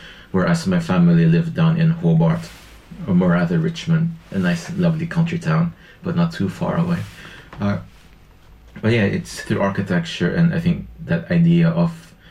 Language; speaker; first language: English; non-native, local second language; Filipino